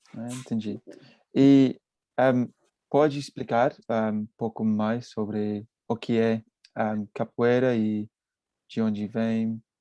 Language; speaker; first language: Portuguese; non-native, learner; English